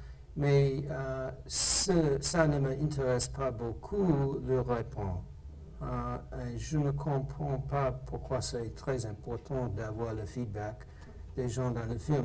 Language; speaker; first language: French; non-native, fluent; English